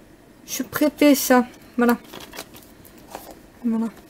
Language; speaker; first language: French; non-native, learner; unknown